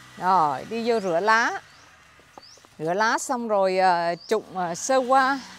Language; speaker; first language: Vietnamese; native; Vietnamese